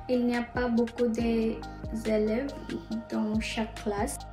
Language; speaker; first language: French; non-native, learner; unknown